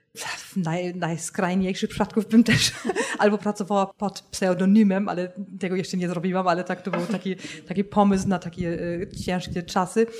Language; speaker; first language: Polish; non-native, fluent; German